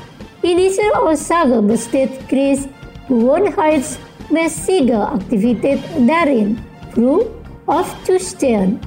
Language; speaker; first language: German; non-native, fluent; Indonesian